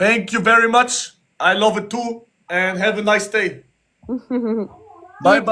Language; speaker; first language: English; non-native, learner; German